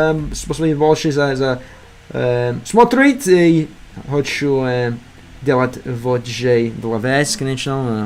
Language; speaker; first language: Russian; non-native, learner; English